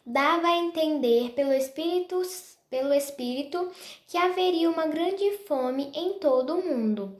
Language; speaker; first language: Portuguese; native; Portuguese